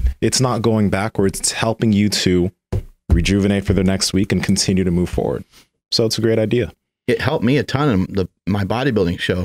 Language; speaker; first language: English; native; English